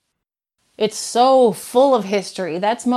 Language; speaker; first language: English; native; English